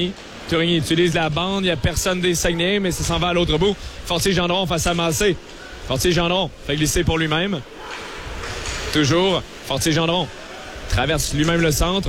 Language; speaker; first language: French; native; French